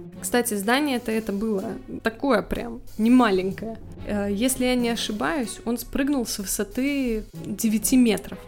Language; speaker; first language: Russian; native; Russian